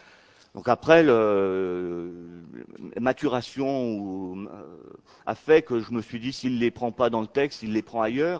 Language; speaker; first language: French; native; French